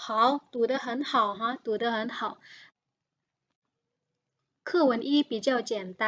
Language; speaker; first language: Chinese; non-native, fluent; Indonesian